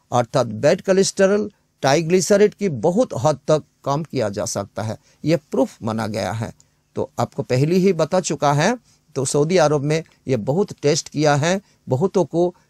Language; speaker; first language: Hindi; non-native, local second language; Bangla